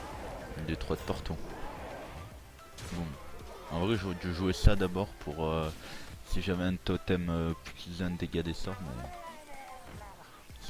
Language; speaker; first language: French; native; French